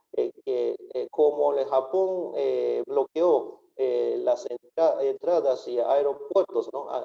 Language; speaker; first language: Spanish; non-native, fluent; Japanese